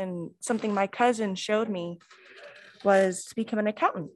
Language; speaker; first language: English; native; English